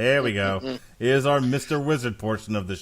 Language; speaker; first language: English; native; English